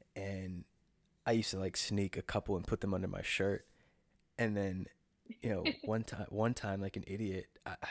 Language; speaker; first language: English; native; English